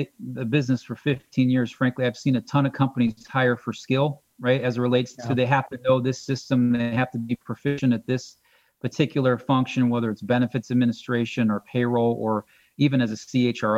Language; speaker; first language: English; native; English